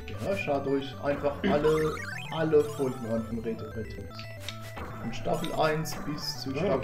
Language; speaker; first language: German; native; German